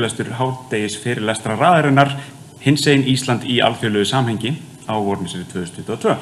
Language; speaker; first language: Icelandic; native; Icelandic